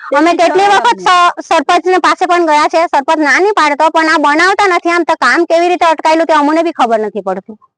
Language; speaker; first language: Gujarati; native; Gujarati